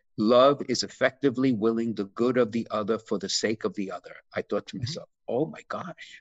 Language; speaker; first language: English; native; English